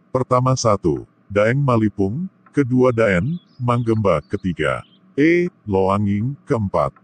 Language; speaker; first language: Indonesian; non-native, local second language; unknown